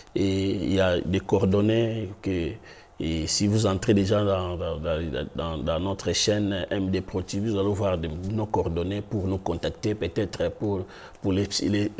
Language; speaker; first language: French; non-native, local second language; Lingala